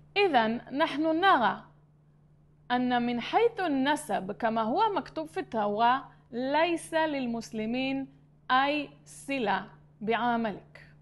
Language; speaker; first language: Arabic; non-native, fluent; Hebrew